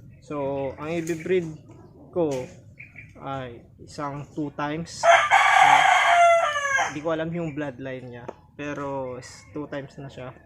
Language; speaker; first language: Filipino; non-native, local second language; Iloko